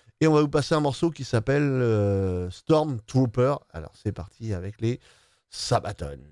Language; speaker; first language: French; native; French